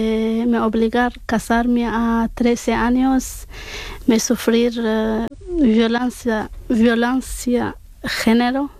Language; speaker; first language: Spanish; non-native, learner; Arabic